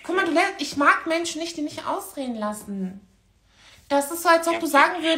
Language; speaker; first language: German; native; German